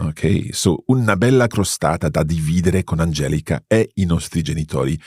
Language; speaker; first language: Italian; non-native, fluent; English